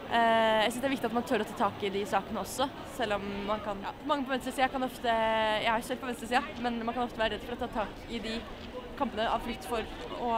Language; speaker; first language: Norwegian; native; Norwegian